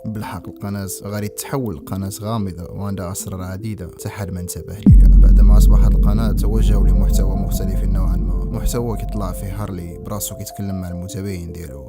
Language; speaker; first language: Arabic; native; Arabic